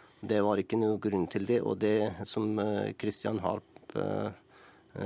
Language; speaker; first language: Norwegian; non-native, fluent; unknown